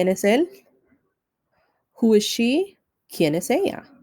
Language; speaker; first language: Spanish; non-native, fluent; English